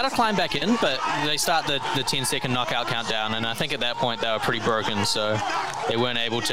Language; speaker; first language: English; native; English